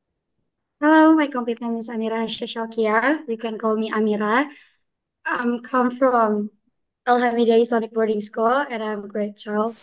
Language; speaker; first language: English; non-native, learner; Indonesian